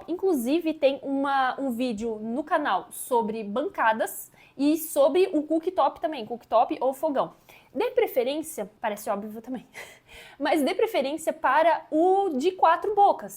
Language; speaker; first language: Portuguese; native; Portuguese